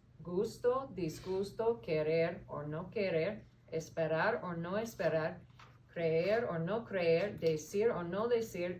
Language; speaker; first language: Spanish; non-native, fluent; English